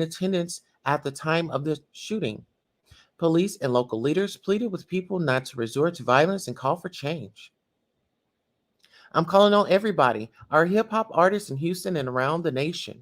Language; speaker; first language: English; native; English